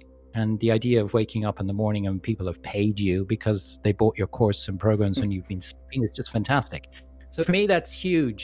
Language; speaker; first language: English; native; English